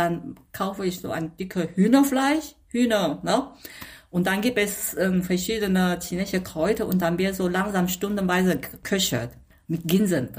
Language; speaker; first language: German; non-native, fluent; Chinese